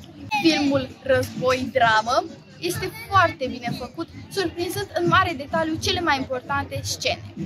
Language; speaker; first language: Romanian; native; Romanian